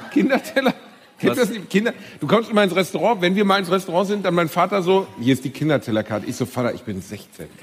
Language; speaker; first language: German; native; German